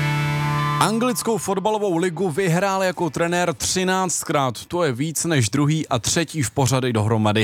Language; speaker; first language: Czech; native; Czech